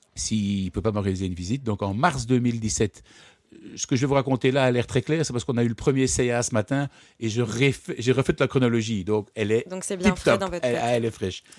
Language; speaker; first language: French; native; French